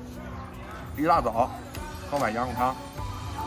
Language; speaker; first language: Chinese; native; Chinese